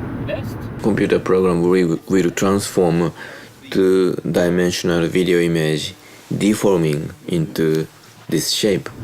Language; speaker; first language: English; non-native, fluent; Japanese